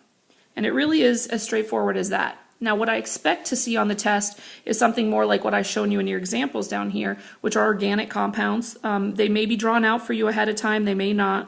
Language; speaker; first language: English; native; English